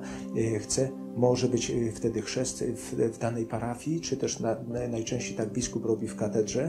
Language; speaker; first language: Polish; native; Polish